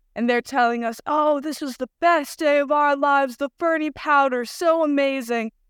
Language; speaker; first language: English; native; English